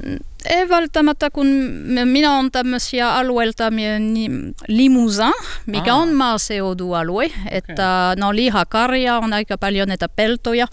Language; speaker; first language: Finnish; non-native, learner; French